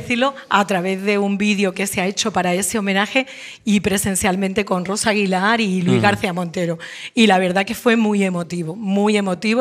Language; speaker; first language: Spanish; native; Spanish